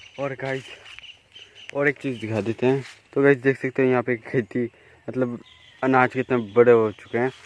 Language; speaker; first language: Hindi; non-native, local second language; Bangla